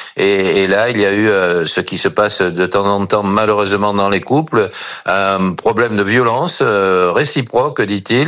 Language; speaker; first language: French; native; French